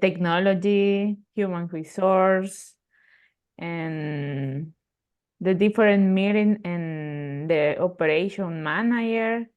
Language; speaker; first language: English; non-native, learner; Spanish